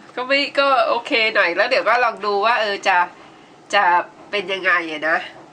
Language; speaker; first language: Thai; native; Thai